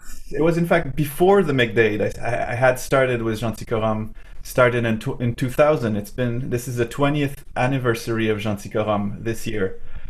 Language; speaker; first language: English; non-native, fluent; French